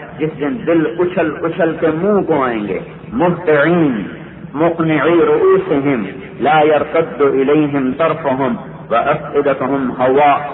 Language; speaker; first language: Urdu; non-native, local second language; Punjabi